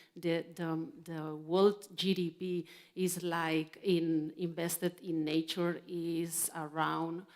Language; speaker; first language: English; non-native, fluent; Catalan